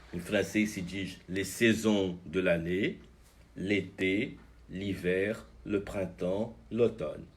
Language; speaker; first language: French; non-native, fluent; Portuguese